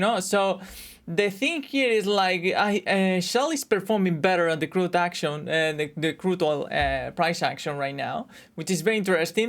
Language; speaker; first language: English; non-native, fluent; Spanish